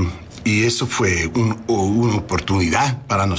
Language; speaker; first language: Spanish; non-native, learner; English